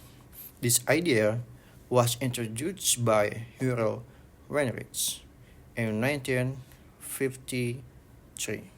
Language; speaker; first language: English; non-native, learner; Indonesian